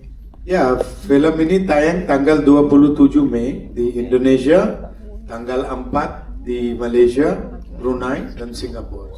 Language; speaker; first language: Indonesian; non-native, fluent; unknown